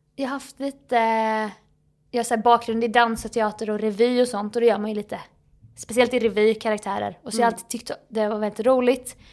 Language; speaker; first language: Swedish; native; Swedish